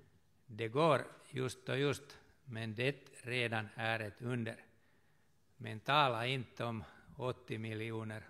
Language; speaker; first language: Swedish; non-native, fluent; Finnish